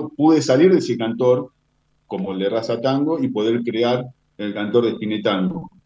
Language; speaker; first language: Spanish; native; Spanish